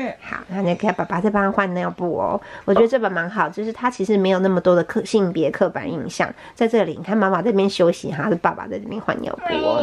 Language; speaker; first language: Chinese; native; Chinese